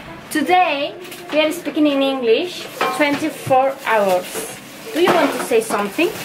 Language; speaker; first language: English; non-native, learner; Spanish